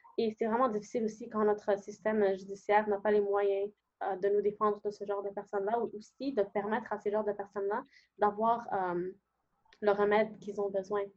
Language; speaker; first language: French; early bilingual, other home language; Arabic